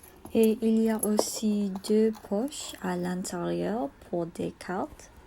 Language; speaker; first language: French; non-native, learner; English